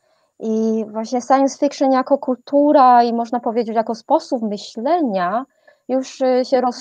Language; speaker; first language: Polish; non-native, fluent; Chinese